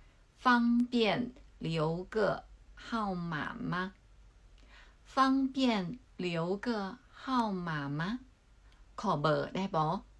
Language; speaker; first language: Chinese; non-native, learner; Lao